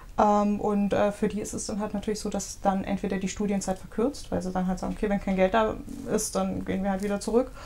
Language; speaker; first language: German; early bilingual, other home language; Russian